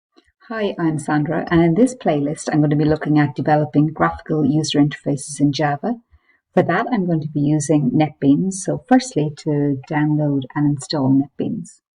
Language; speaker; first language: English; native; English